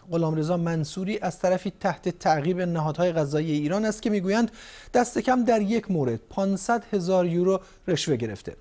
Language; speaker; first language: Persian; native; Persian